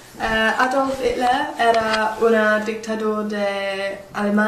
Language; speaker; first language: Spanish; non-native, learner; English